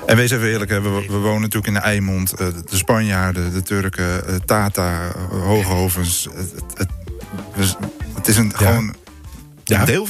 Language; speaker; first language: Dutch; native; Dutch